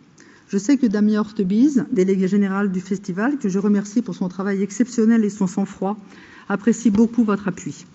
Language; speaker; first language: French; native; French